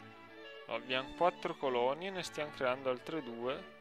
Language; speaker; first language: Italian; native; Italian